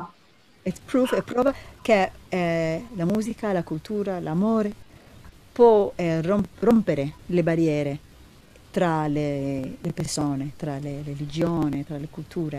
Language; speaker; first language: Italian; non-native, learner; Hebrew